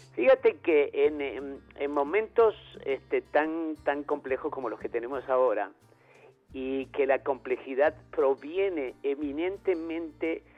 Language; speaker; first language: Spanish; native; Spanish